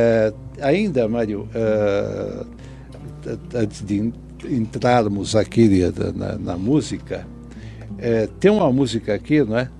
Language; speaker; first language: Portuguese; native; Portuguese